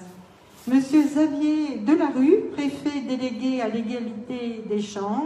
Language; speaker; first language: French; native; French